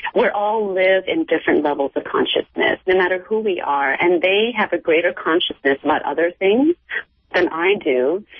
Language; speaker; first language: English; native; English